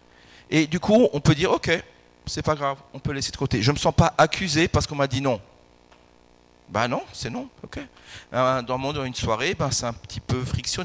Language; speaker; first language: French; native; French